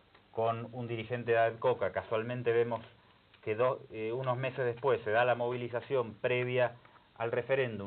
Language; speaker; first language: Spanish; native; Spanish